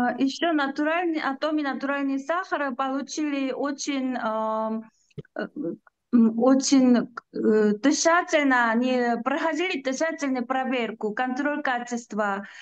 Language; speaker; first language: Russian; non-native, learner; Korean